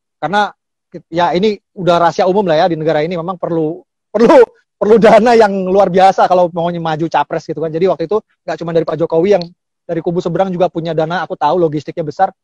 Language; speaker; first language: Indonesian; native; Indonesian